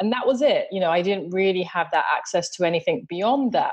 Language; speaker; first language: English; native; English